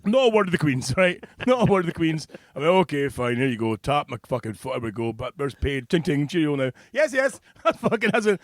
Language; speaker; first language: English; native; English